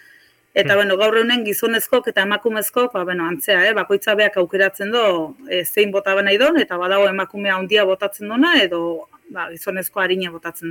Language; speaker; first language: Basque; native; Basque